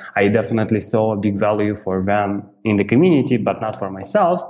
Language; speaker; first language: English; non-native, fluent; Romanian